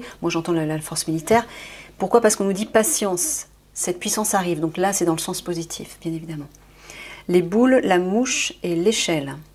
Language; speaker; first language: French; native; French